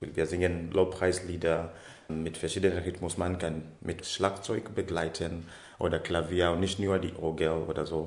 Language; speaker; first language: German; non-native, learner; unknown